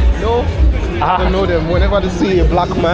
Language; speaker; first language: English; non-native, learner; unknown